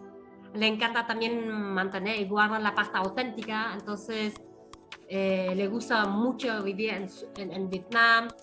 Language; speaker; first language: Spanish; non-native, fluent; Vietnamese